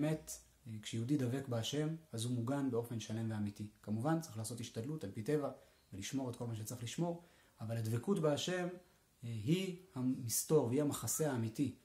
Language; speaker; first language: Hebrew; native; Hebrew